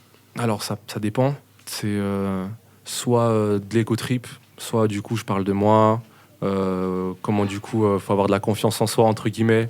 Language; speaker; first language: French; native; French